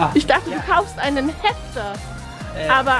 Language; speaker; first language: German; native; German